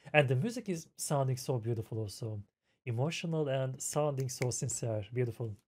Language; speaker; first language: English; non-native, fluent; Turkish